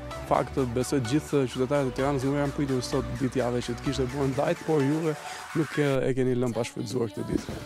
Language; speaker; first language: Albanian; native; Albanian